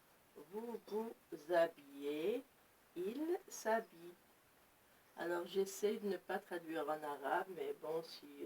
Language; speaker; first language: French; non-native, local second language; Arabic